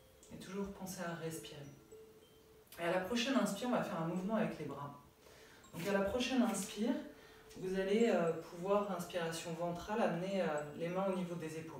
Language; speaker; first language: French; native; French